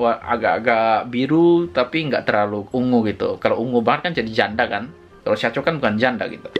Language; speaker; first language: Indonesian; native; Indonesian